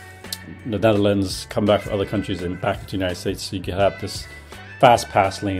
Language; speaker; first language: English; native; English